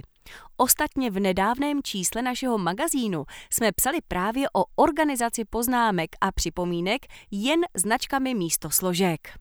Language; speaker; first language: Czech; native; Czech